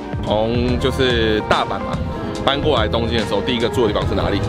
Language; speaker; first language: Chinese; native; Chinese